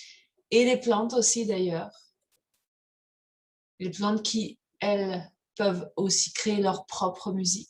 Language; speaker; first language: French; native; French